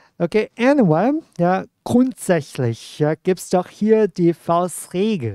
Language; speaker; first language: German; non-native, fluent; Cantonese